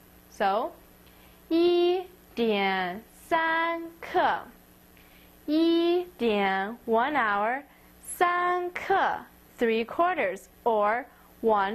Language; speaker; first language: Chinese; non-native, fluent; English